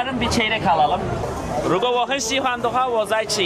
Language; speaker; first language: Chinese; non-native, fluent; Turkish